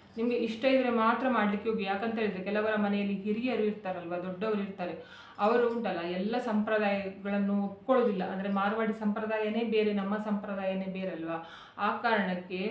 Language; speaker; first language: Kannada; native; Kannada